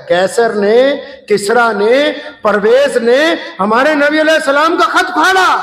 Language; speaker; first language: Urdu; native; Urdu